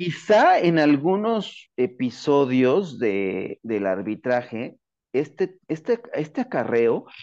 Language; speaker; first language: Spanish; native; Spanish